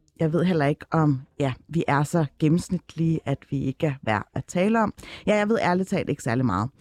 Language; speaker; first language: Danish; early bilingual, other home language; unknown